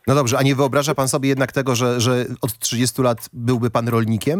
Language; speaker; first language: Polish; native; Polish